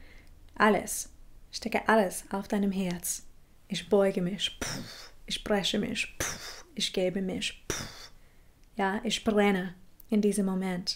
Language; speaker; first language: German; non-native, fluent; English